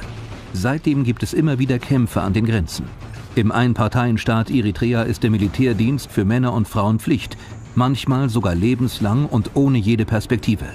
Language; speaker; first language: German; native; German